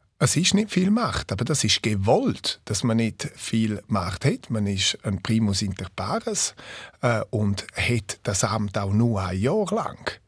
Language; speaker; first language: German; non-native, local second language; Romansh